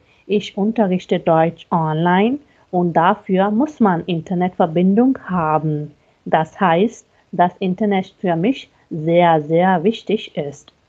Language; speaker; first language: German; non-native, fluent; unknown